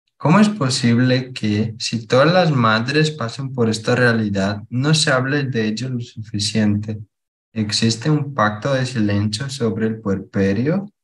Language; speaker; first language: Spanish; non-native, fluent; Portuguese